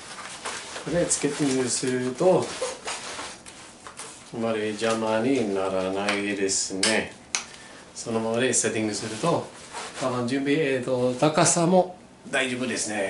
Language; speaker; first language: Japanese; non-native, learner; English